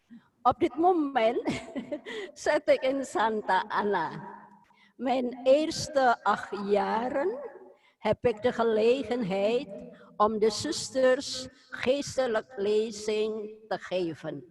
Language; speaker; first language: Dutch; non-native, fluent; Indonesian